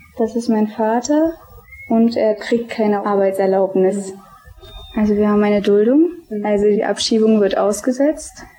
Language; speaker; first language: German; early bilingual, other home language; Albanian